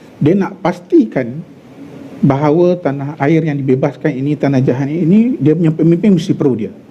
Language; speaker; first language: Malay; native; Malay